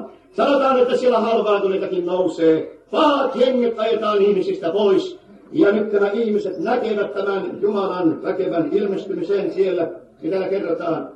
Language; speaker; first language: Finnish; native; Finnish